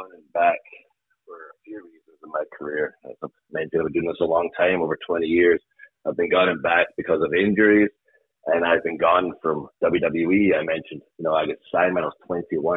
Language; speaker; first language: English; native; English